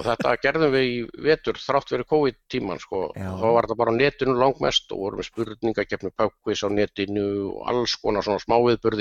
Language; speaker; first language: Icelandic; native; Icelandic